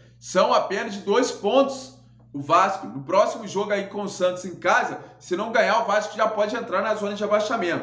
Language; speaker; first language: Portuguese; native; Portuguese